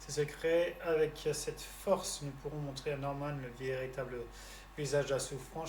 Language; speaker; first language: French; native; French